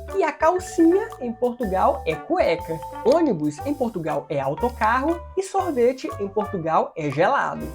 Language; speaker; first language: Portuguese; native; Portuguese